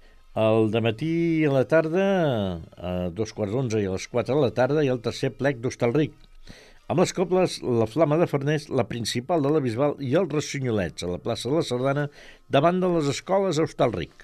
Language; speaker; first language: Catalan; native; Catalan